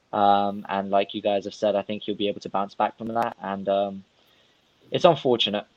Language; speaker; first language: English; non-native, fluent; Russian